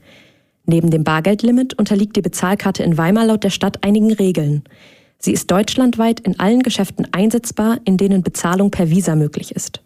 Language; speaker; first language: German; native; German